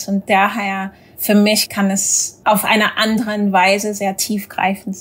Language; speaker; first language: German; early bilingual, other home language; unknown